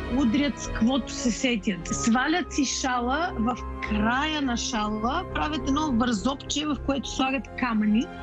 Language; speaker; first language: Bulgarian; native; Bulgarian